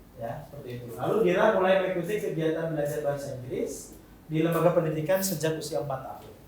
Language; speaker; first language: Indonesian; non-native, local second language; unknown